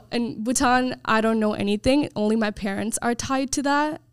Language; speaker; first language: English; early bilingual, other home language; Nepali